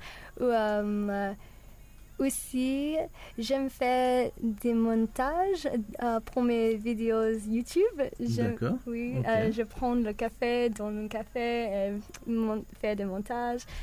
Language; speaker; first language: French; non-native, learner; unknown